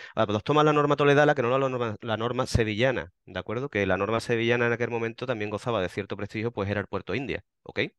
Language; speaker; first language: Spanish; native; Spanish